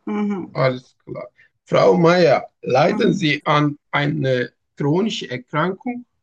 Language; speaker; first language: German; non-native, learner; Turkish